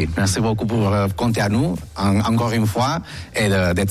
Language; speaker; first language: French; non-native, learner; Spanish